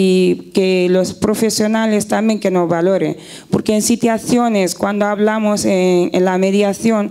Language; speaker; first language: Spanish; non-native, fluent; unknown